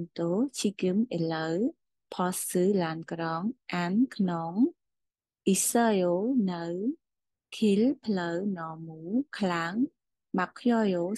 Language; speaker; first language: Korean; non-native, fluent; Khmer